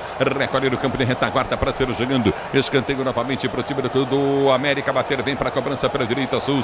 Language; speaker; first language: Portuguese; native; Portuguese